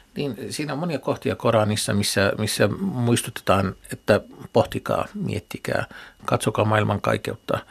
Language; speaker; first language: Finnish; non-native, fluent; Arabic